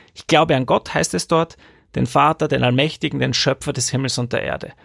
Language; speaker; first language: German; native; German